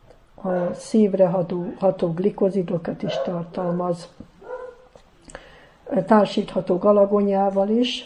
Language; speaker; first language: Hungarian; native; Hungarian